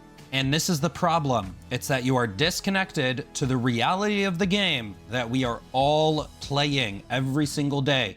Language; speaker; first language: English; native; English